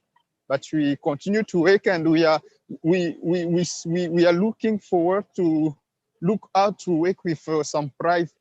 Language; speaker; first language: English; non-native, learner; Swahili